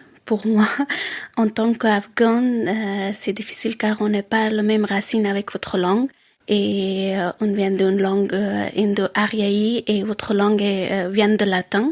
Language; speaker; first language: French; non-native, learner; Persian